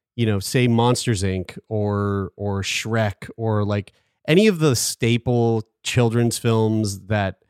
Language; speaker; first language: English; native; English